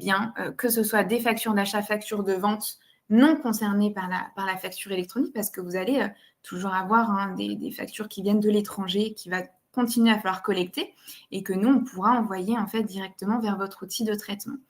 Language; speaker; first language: French; native; French